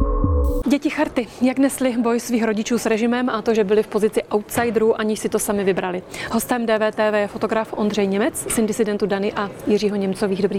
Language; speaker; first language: Czech; native; Czech